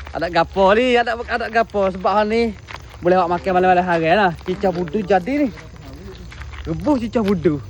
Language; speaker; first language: Malay; native; Malay